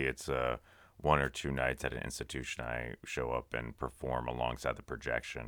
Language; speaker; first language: English; native; English